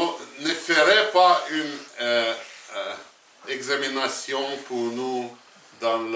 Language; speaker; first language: French; non-native, learner; Russian